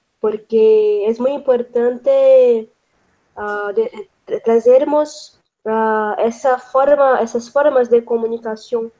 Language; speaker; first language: Portuguese; non-native, fluent; Spanish